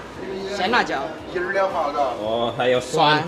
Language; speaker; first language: Chinese; non-native, learner; English